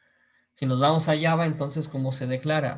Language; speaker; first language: Spanish; native; Spanish